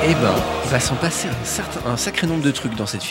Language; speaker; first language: French; native; French